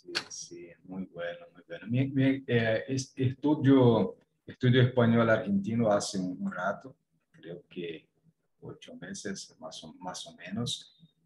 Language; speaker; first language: Spanish; non-native, learner; Portuguese